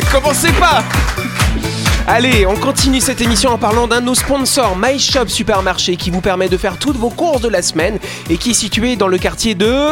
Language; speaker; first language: French; native; French